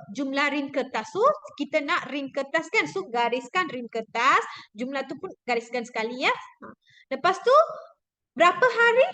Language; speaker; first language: Malay; non-native, local second language; Tamil